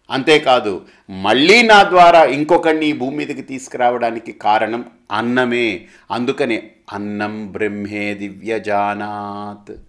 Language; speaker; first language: Telugu; native; Telugu